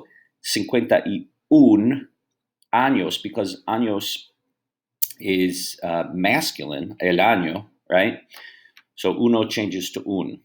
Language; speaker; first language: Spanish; non-native, fluent; English